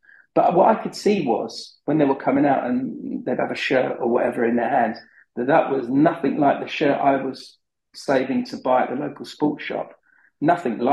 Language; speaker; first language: English; native; English